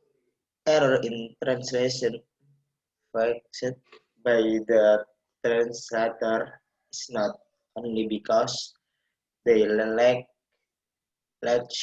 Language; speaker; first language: English; non-native, learner; Indonesian